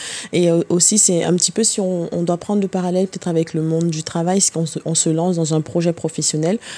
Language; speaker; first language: French; native; French